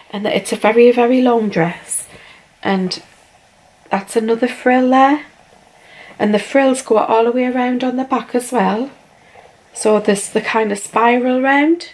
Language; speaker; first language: English; native; English